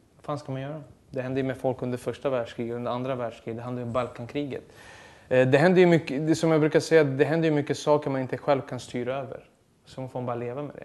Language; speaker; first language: Swedish; early bilingual, other home language; Serbian